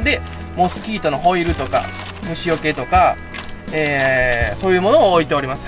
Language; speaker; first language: Japanese; native; Japanese